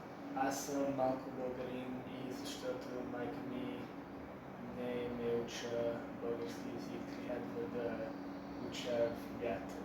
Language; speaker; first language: Bulgarian; non-native, learner; English